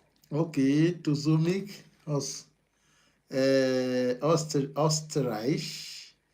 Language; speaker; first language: German; non-native, learner; Yoruba